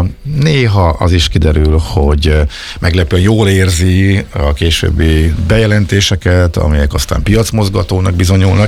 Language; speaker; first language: Hungarian; native; Hungarian